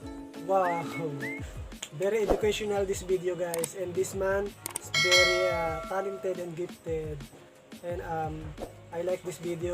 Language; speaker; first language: English; non-native, local second language; Filipino